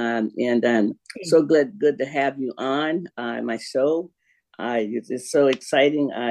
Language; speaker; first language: English; native; English